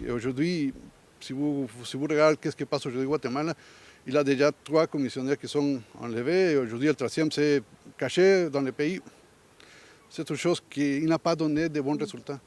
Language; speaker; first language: French; non-native, learner; Spanish